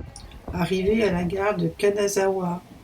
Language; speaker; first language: French; native; French